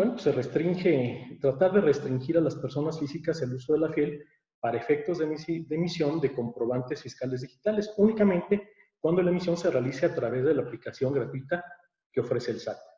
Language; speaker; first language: Spanish; native; Spanish